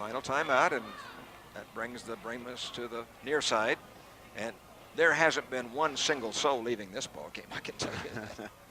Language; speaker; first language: English; native; English